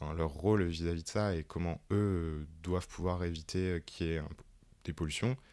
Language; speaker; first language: French; native; French